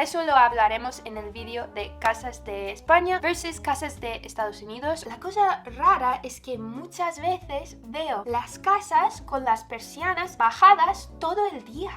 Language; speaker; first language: Spanish; non-native, fluent; English